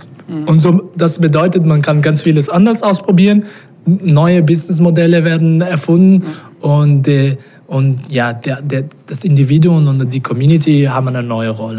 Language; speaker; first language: German; non-native, fluent; Portuguese